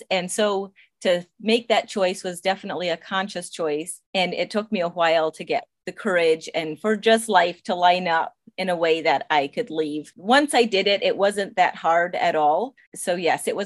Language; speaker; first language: English; non-native, local second language; Pennsylvania German